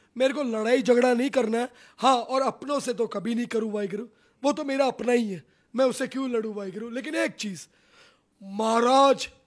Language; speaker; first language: Hindi; non-native, local second language; Punjabi